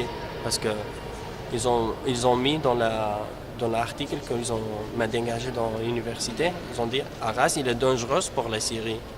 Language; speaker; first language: French; non-native, learner; Kurdish